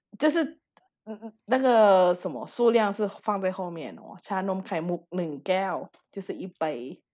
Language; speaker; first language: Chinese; early bilingual, heritage; Chinese